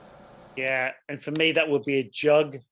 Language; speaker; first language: English; non-native, fluent; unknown